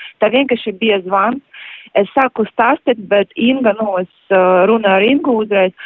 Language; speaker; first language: Latvian; non-native, local second language; Russian